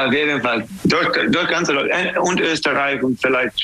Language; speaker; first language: German; non-native, learner; English